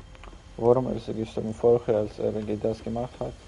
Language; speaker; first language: German; non-native, learner; Russian